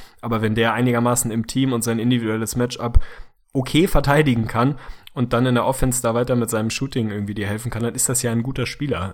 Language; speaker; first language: German; native; German